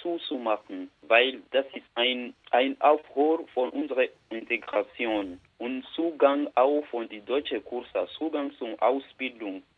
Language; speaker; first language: German; non-native, learner; Bambara